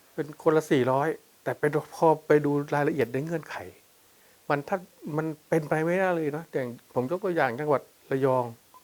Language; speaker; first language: Thai; native; Thai